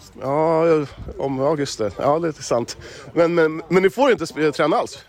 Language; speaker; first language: Swedish; native; Swedish